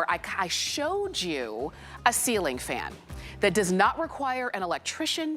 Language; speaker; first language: English; native; English